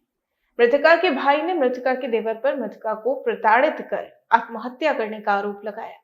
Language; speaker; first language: Hindi; native; Hindi